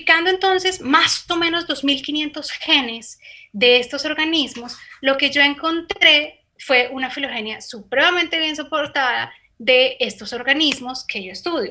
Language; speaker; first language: Spanish; native; Spanish